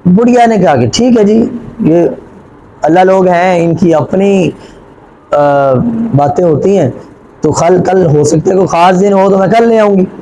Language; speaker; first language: Urdu; non-native, local second language; Punjabi